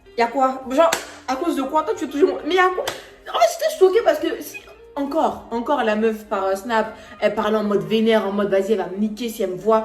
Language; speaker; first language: French; native; French